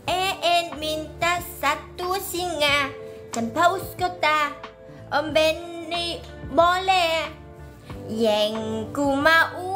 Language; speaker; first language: Indonesian; non-native, learner; Vietnamese